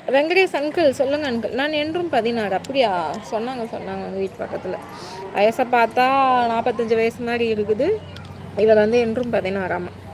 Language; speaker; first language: Tamil; non-native, local second language; Telugu